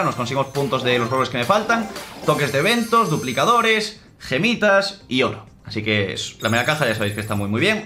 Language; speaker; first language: Spanish; native; Spanish